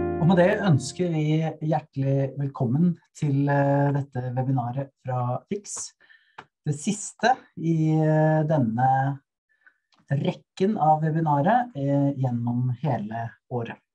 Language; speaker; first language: Norwegian; native; Norwegian